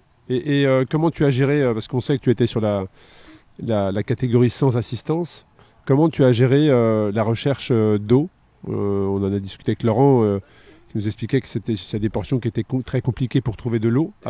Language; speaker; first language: French; native; French